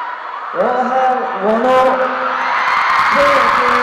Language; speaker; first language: Cantonese; non-native, learner; Korean